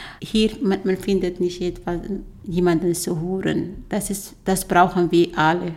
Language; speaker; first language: German; non-native, learner; Arabic